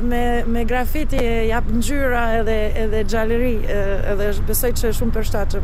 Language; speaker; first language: Albanian; non-native, learner; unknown